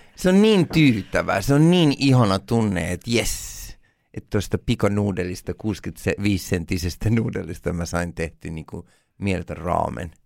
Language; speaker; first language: Finnish; early bilingual, other home language; Persian